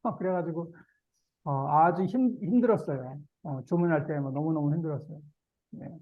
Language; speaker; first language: Korean; native; Korean